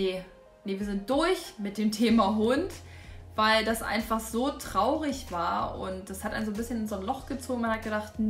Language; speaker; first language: German; native; German